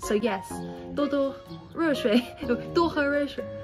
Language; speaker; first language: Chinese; non-native, learner; English